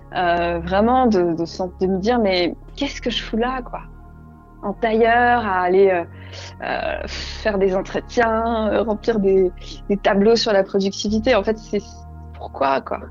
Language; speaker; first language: French; native; French